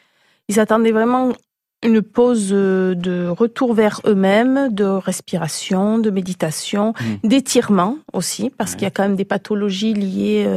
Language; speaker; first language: French; native; French